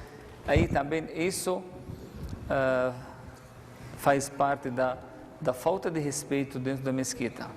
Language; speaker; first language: Portuguese; non-native, fluent; Arabic